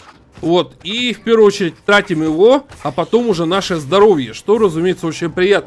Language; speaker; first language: Russian; native; Russian